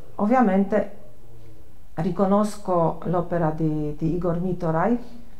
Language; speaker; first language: Italian; non-native, fluent; Polish